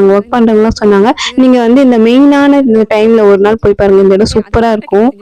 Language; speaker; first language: Tamil; native; Tamil